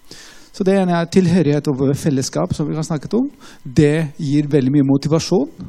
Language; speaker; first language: Norwegian; non-native, fluent; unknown